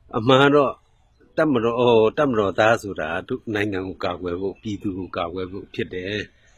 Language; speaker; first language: Burmese; non-native, local second language; Mon